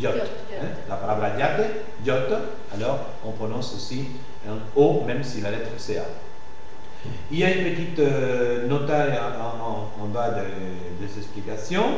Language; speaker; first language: French; non-native, fluent; Spanish